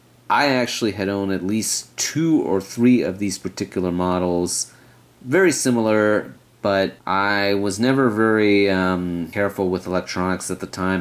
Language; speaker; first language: English; native; English